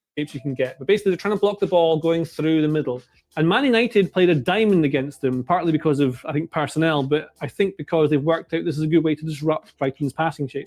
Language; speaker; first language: English; native; English